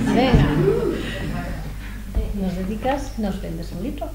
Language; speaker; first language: Spanish; native; Spanish